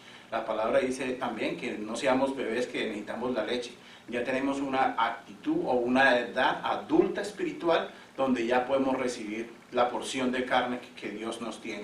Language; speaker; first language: Spanish; native; Spanish